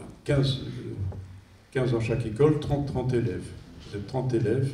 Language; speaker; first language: French; native; French